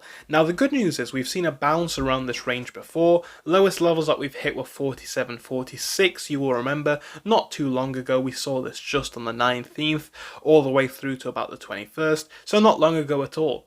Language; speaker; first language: English; native; English